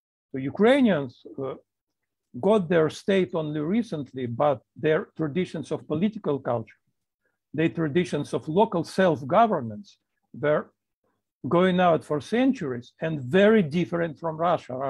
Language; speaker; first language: English; non-native, fluent; Ukrainian